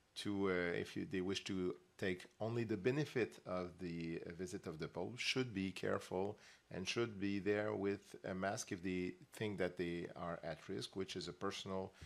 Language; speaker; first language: English; non-native, fluent; French